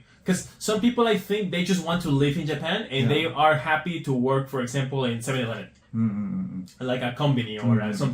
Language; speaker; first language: English; non-native, fluent; Spanish